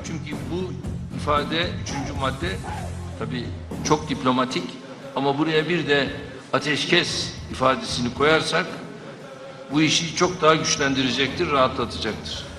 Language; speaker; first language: Turkish; native; Turkish